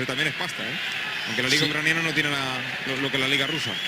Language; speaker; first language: Spanish; native; Spanish